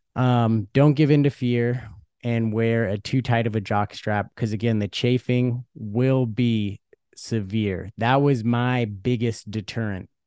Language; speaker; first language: English; early bilingual, other home language; Dutch